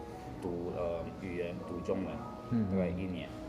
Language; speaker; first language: Chinese; non-native, learner; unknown